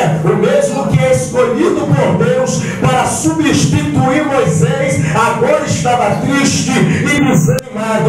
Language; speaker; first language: Portuguese; native; Portuguese